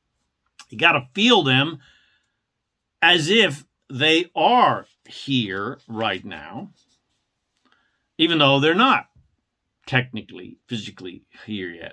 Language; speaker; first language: English; native; English